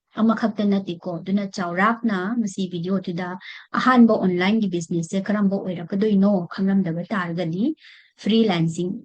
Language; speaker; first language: Manipuri; non-native, local second language; Rongmei Naga